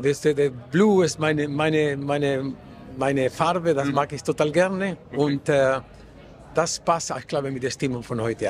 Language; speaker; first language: German; non-native, fluent; Spanish